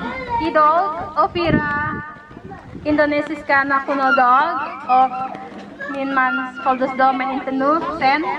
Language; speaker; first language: Swedish; non-native, learner; Indonesian